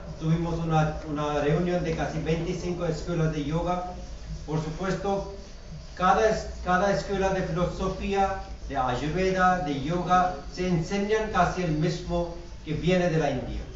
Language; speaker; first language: Spanish; non-native, fluent; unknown